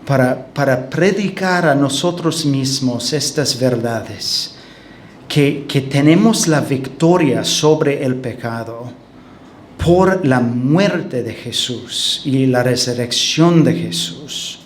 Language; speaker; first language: Spanish; non-native, fluent; English